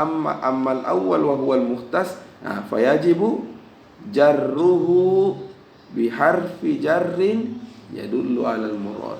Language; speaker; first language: Arabic; non-native, fluent; Indonesian